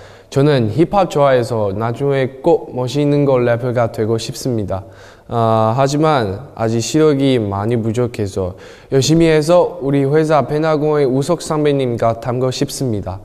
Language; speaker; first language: Korean; non-native, learner; Chinese